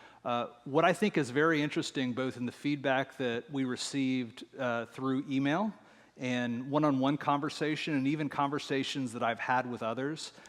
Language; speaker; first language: English; native; English